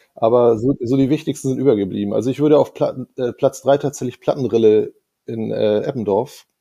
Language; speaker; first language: German; native; German